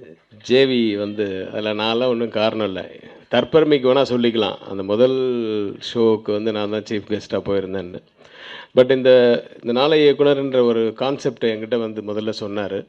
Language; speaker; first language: Tamil; native; Tamil